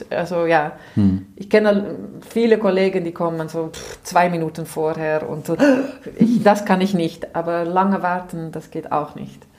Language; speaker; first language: German; non-native, fluent; Dutch